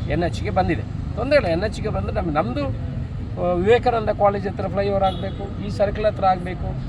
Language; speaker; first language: Kannada; non-native, local second language; Tulu